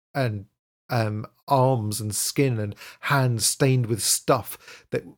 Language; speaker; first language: English; native; English